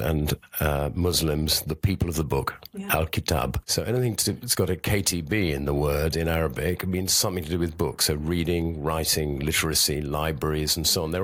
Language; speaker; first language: English; native; English